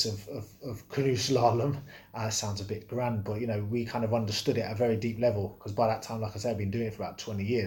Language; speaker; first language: English; native; English